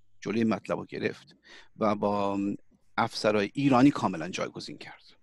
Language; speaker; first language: Persian; early bilingual, heritage; Persian